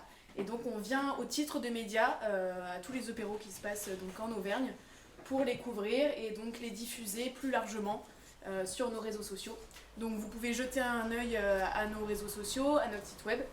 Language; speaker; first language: French; native; French